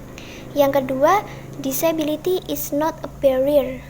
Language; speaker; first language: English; non-native, learner; Indonesian